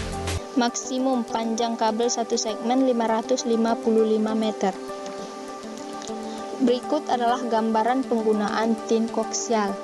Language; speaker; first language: Indonesian; native; Indonesian